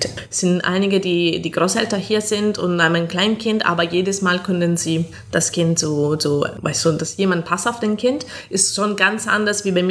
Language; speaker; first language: German; non-native, fluent; Italian